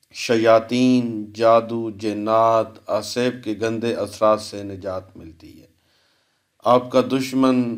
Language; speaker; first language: Urdu; native; Urdu